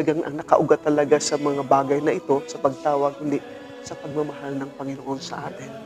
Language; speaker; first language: Filipino; non-native, local second language; Cebuano